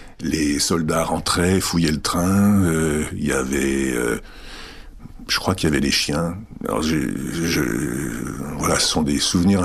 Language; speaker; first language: French; non-native, local second language; Czech